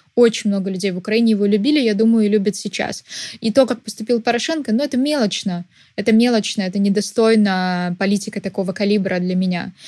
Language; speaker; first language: Russian; native; Russian